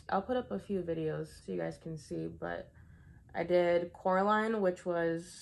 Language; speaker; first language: English; native; English